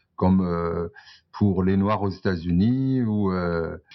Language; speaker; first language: French; non-native, local second language; Arabic